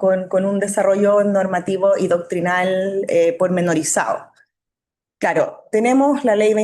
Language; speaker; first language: Spanish; native; Spanish